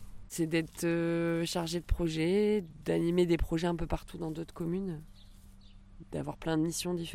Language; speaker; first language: French; native; French